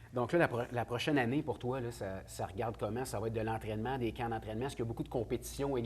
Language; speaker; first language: French; native; French